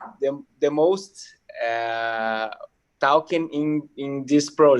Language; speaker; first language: English; non-native, learner; Portuguese